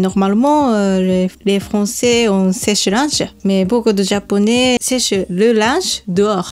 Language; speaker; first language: French; non-native, learner; Japanese